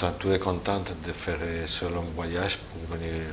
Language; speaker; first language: French; non-native, learner; Spanish